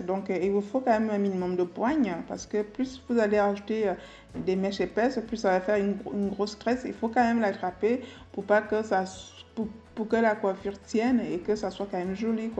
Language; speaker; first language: French; native; French